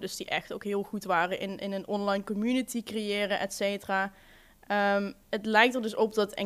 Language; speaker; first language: Dutch; native; Dutch